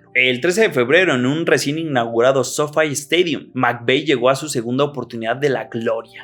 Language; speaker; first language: Spanish; native; Spanish